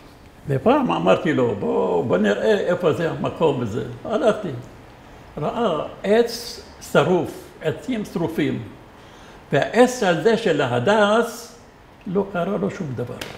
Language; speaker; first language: Hebrew; non-native, fluent; Arabic